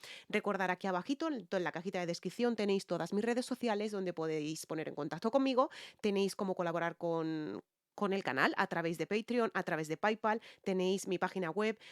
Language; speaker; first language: Spanish; native; Spanish